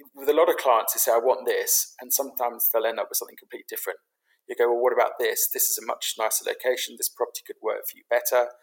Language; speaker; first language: English; native; English